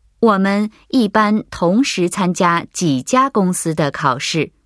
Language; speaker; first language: Chinese; non-native, learner; Japanese